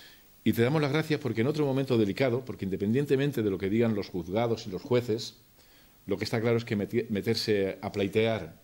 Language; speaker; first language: Spanish; native; Spanish